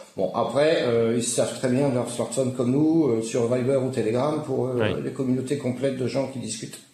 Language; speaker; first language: French; native; French